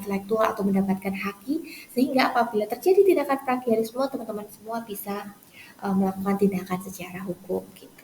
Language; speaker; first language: Indonesian; native; Indonesian